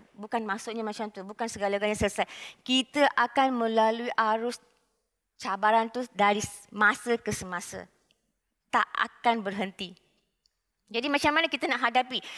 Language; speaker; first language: Malay; non-native, local second language; Tamil